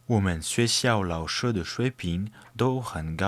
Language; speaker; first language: Chinese; non-native, learner; French